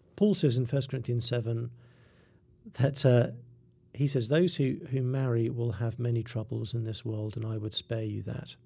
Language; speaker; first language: English; native; English